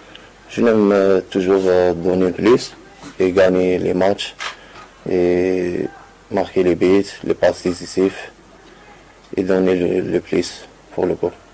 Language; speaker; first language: French; non-native, learner; Arabic